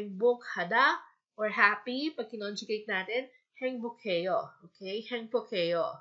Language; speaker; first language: Korean; non-native, fluent; Filipino